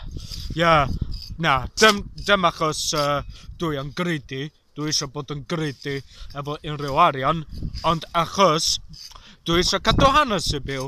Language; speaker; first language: Welsh; non-native, learner; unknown